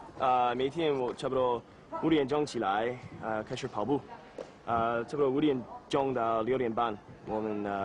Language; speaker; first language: Chinese; non-native, learner; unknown